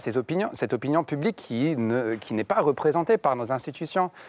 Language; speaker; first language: French; non-native, fluent; English